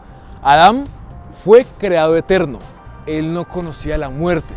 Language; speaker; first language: Spanish; native; Spanish